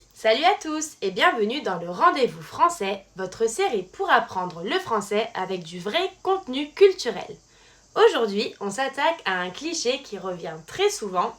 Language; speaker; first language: French; native; French